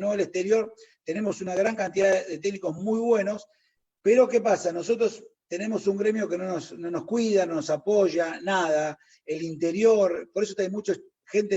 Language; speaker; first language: Spanish; native; Spanish